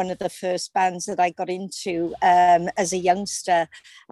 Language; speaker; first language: English; native; English